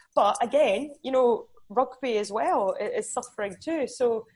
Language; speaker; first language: English; native; English